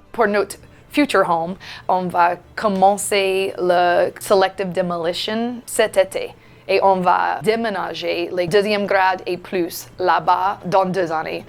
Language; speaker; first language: French; non-native, fluent; English